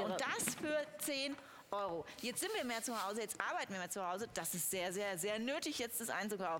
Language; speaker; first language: German; native; German